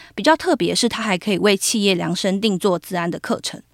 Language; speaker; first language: Chinese; native; Chinese